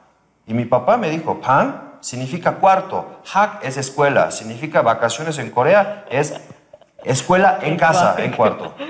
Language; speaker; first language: Spanish; early bilingual, other home language; Korean